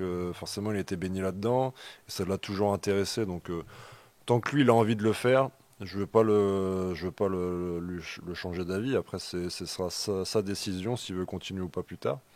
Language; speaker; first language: French; native; French